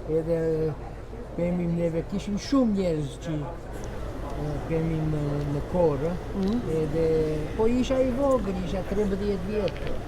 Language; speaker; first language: Albanian; early bilingual, heritage; Albanian